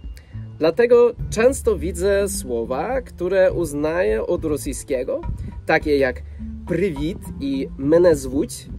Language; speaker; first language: Polish; non-native, fluent; English